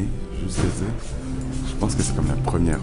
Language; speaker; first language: French; native; French